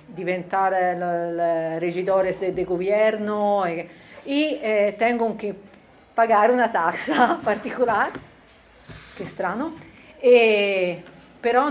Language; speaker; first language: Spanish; non-native, learner; Italian